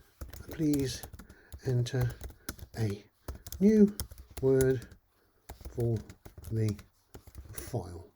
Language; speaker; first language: English; native; English